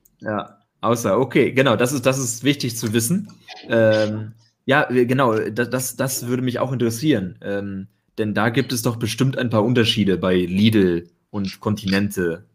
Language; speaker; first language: German; native; German